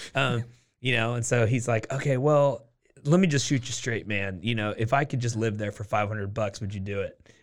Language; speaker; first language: English; native; English